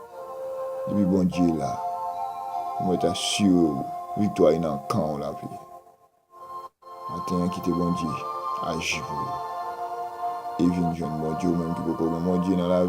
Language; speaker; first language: French; non-native, local second language; Haitian Creole